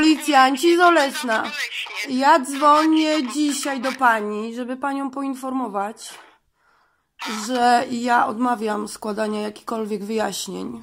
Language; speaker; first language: Polish; native; Polish